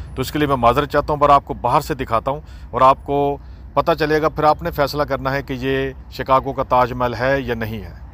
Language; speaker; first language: Urdu; native; Urdu